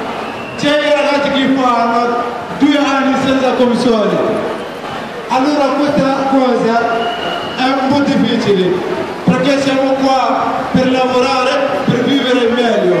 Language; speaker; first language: Italian; non-native, learner; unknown